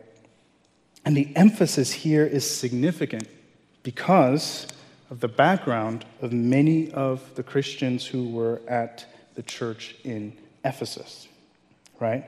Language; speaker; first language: English; non-native, local second language; Yoruba